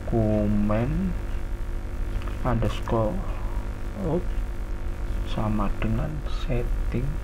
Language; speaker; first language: Indonesian; native; Indonesian